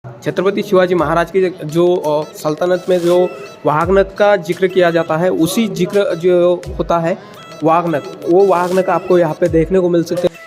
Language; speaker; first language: Hindi; non-native, local second language; Marathi